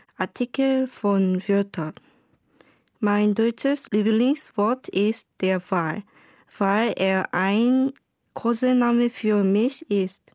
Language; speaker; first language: German; non-native, learner; Korean